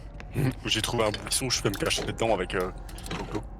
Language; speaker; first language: French; native; French